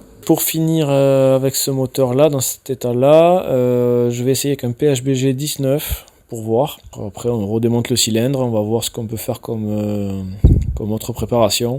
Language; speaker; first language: French; native; French